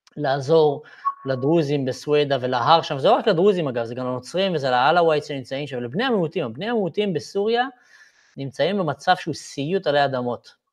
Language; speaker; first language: Hebrew; non-native, local second language; Arabic